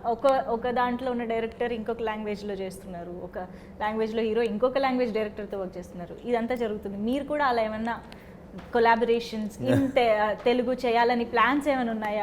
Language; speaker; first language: Telugu; native; Telugu